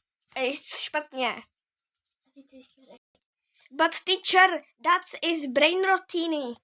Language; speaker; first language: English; non-native, learner; Czech